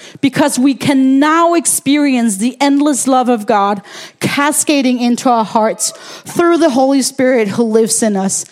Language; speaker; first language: English; non-native, fluent; Danish